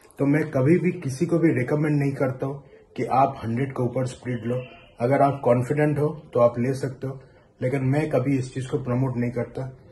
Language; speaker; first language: Hindi; non-native, local second language; Bangla